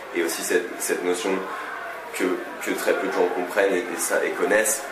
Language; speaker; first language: French; native; French